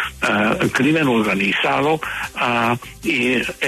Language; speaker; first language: Spanish; non-native, fluent; English